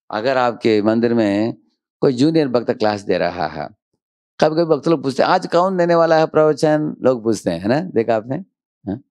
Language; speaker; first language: Hindi; non-native, local second language; Telugu